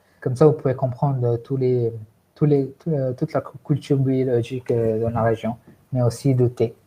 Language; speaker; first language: French; non-native, fluent; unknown